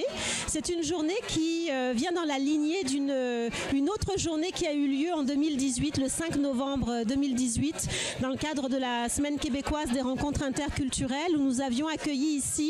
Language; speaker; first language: French; native; French